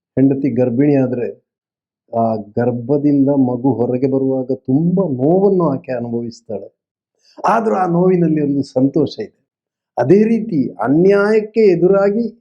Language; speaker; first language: Kannada; non-native, local second language; Tulu